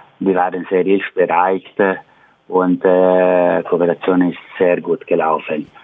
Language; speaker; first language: German; non-native, learner; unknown